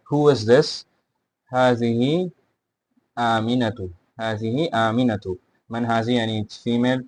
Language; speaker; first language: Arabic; non-native, fluent; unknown